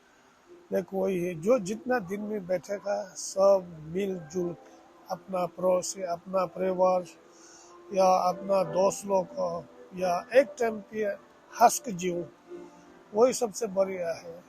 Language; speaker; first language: Hindi; non-native, local second language; Tibetan